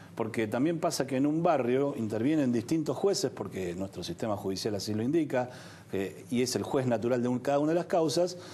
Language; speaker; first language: Spanish; native; Spanish